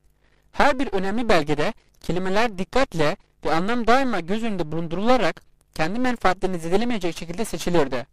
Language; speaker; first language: Turkish; native; Turkish